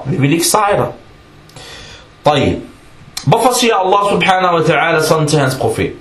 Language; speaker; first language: Danish; early bilingual, other home language; Arabic